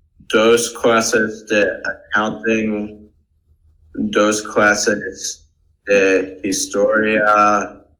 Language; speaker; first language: Spanish; non-native, learner; English